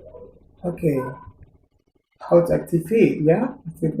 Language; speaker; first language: English; non-native, learner; Indonesian